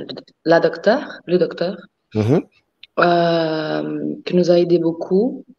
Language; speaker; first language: French; non-native, fluent; Portuguese